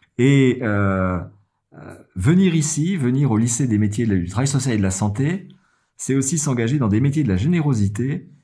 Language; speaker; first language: French; native; French